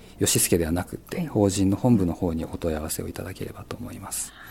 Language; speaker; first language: Japanese; native; Japanese